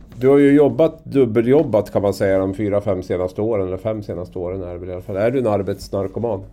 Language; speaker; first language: Swedish; native; Swedish